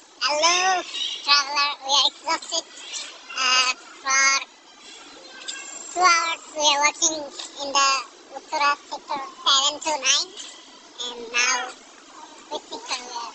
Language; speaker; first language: English; non-native, local second language; Bangla